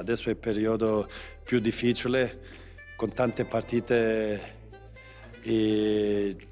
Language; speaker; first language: Italian; non-native, fluent; Swedish